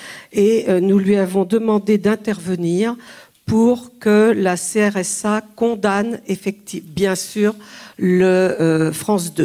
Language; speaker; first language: French; native; French